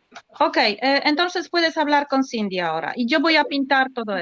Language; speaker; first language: Spanish; non-native, learner; Polish